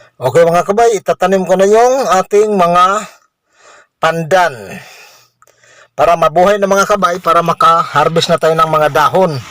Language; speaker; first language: Filipino; non-native, local second language; Cebuano